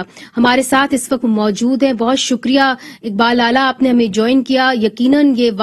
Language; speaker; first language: Urdu; native; Urdu